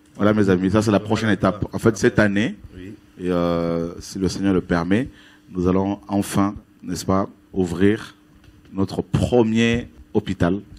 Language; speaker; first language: French; native; French